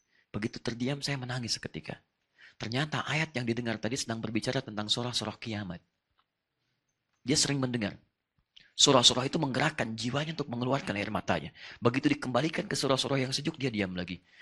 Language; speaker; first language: Indonesian; non-native, fluent; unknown